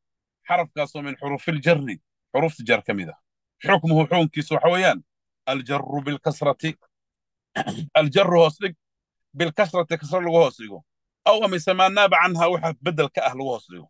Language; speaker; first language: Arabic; non-native, local second language; Somali